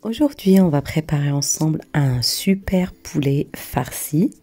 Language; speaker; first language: French; non-native, local second language; Arabic